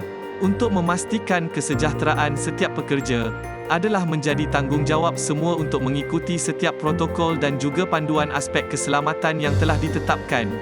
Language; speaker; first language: Malay; native; Malay